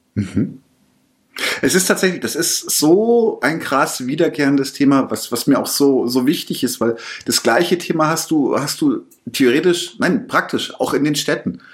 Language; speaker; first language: German; native; German